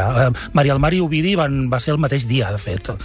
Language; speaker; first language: Catalan; native; Catalan